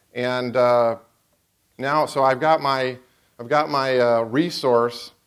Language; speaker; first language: English; native; English